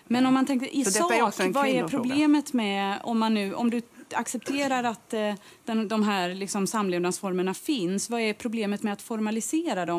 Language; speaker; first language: Swedish; native; Swedish